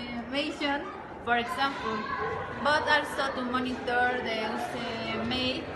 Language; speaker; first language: English; non-native, learner; Spanish